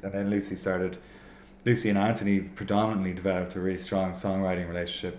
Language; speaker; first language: English; native; English